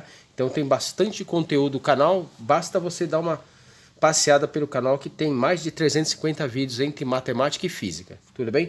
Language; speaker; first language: Portuguese; native; Portuguese